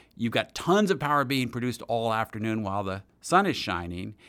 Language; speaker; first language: English; native; English